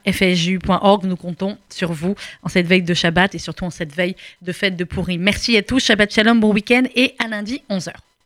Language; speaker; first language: French; native; French